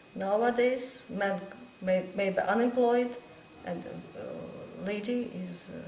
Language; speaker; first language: English; non-native, fluent; Russian